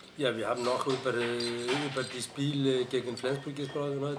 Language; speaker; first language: German; non-native, fluent; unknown